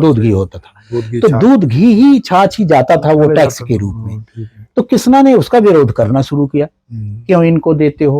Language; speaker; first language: Hindi; native; Hindi